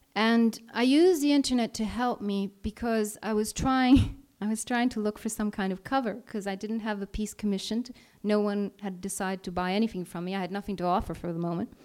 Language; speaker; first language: English; non-native, fluent; Italian